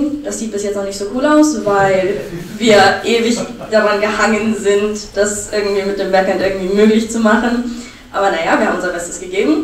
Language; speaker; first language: German; native; German